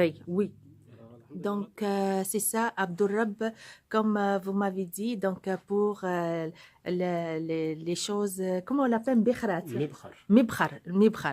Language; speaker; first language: French; non-native, local second language; Arabic